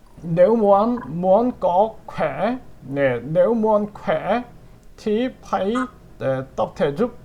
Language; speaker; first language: Vietnamese; non-native, learner; Korean